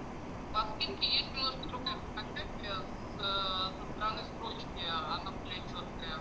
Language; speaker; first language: Russian; native; Russian